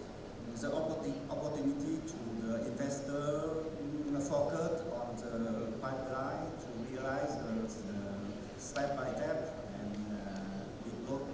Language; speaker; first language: English; non-native, learner; Vietnamese